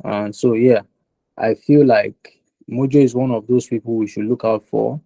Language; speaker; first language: English; non-native, local second language; Yoruba